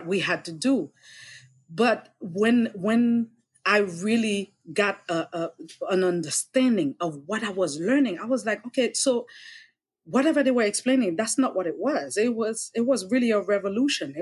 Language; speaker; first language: English; non-native, fluent; Haitian Creole